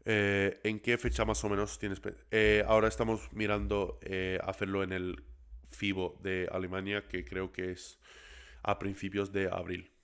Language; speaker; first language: Spanish; early bilingual, other home language; English